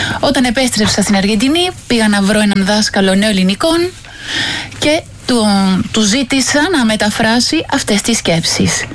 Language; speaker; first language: Greek; non-native, fluent; Spanish